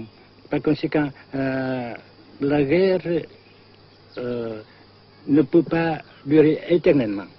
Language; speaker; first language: French; non-native, fluent; Vietnamese